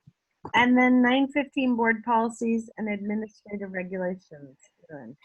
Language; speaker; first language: English; native; English